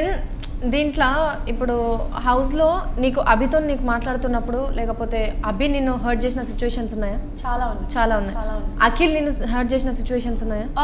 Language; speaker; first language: Telugu; native; Telugu